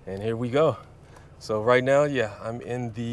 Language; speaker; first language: English; native; English